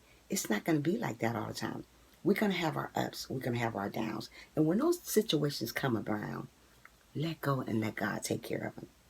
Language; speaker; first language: English; native; English